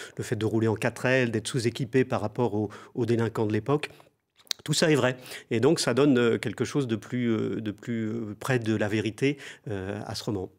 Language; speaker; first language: French; native; French